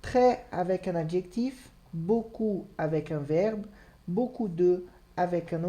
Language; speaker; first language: French; non-native, fluent; Portuguese